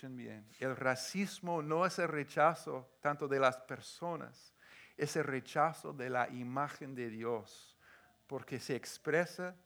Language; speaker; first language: Spanish; non-native, fluent; English